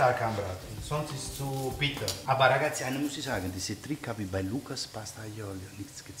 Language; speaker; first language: German; non-native, fluent; Italian